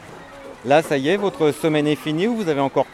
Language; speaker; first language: French; native; French